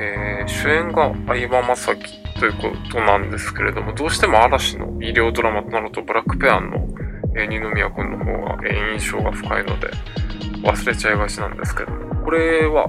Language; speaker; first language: Japanese; native; Japanese